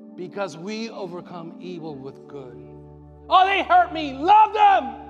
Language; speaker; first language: English; non-native, local second language; Spanish